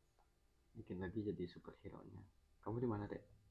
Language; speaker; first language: Indonesian; native; Indonesian